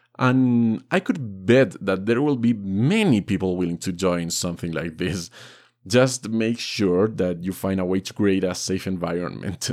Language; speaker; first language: English; non-native, fluent; Spanish